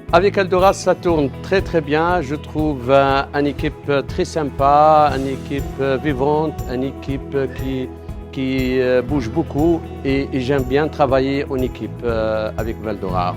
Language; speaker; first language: French; non-native, fluent; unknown